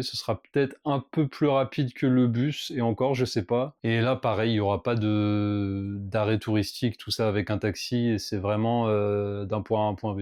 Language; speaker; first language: French; native; French